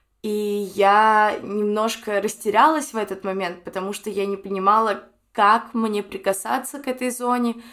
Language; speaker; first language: Russian; native; Russian